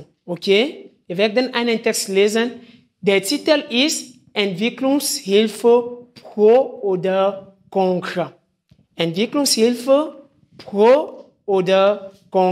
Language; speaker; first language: German; non-native, fluent; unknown